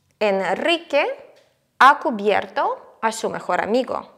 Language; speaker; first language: Spanish; non-native, fluent; Ukrainian